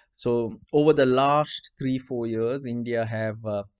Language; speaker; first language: English; non-native, local second language; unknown